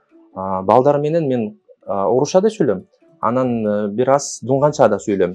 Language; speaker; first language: Kyrgyz; non-native, local second language; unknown